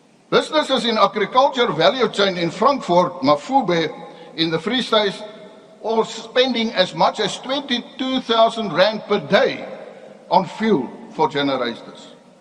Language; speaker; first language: English; non-native, local second language; Afrikaans